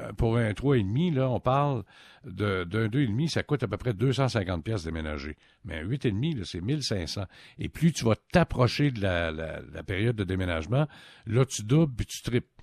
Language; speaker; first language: French; native; French